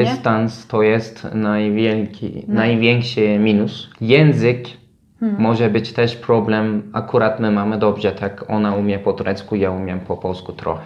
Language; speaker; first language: Polish; non-native, learner; Turkish